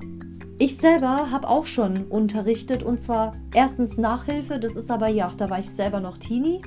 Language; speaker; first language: German; native; German